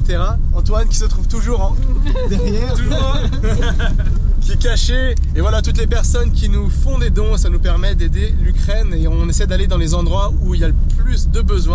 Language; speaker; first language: French; native; French